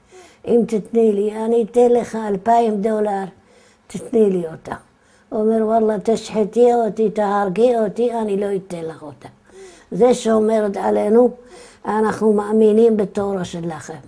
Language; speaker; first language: Hebrew; non-native, fluent; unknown